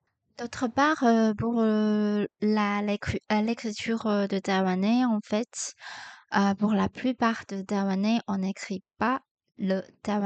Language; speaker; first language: French; non-native, fluent; Chinese